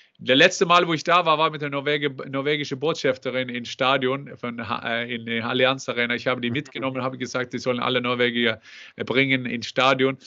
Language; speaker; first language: German; non-native, fluent; Norwegian